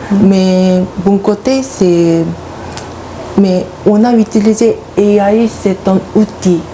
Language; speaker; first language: French; non-native, learner; Korean